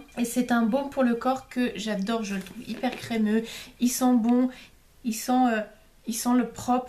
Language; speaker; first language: French; native; French